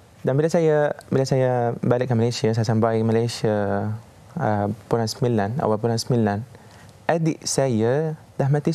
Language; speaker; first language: Indonesian; non-native, fluent; Arabic